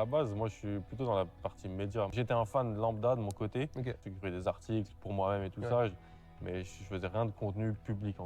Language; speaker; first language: French; native; French